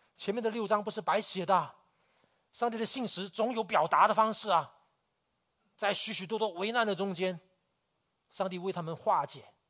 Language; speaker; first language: Chinese; native; Chinese